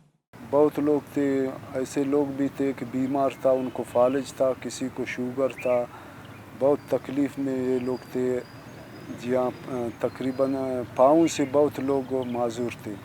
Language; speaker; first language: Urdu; non-native, local second language; Baluchi